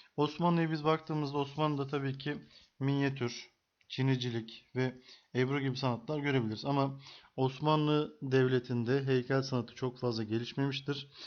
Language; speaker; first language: Turkish; native; Turkish